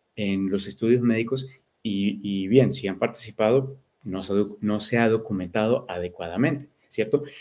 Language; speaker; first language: Spanish; early bilingual, heritage; Spanish